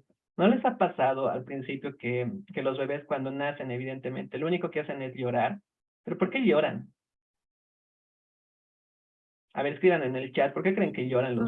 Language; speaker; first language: Spanish; native; Spanish